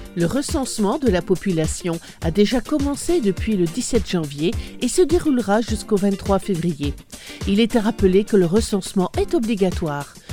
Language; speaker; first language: French; native; French